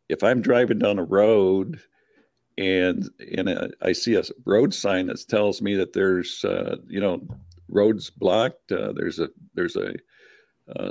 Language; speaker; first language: English; native; English